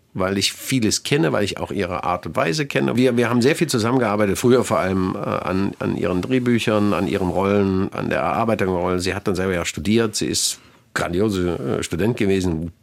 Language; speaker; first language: German; native; German